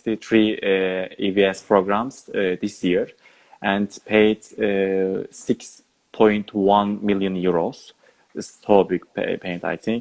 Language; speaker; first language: English; non-native, learner; Turkish